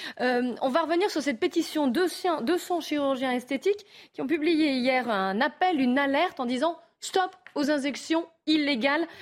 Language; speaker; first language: French; native; French